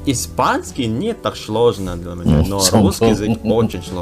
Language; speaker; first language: Russian; non-native, learner; Indonesian